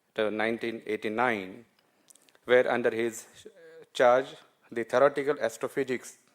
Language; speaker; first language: English; non-native, local second language; Marathi